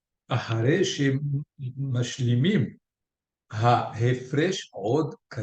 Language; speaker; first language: Hebrew; non-native, fluent; French